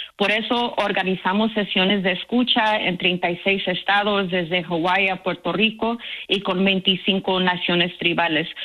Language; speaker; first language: Spanish; early bilingual, heritage; Spanish